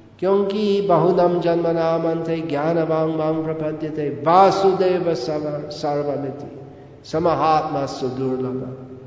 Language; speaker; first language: Hindi; non-native, fluent; English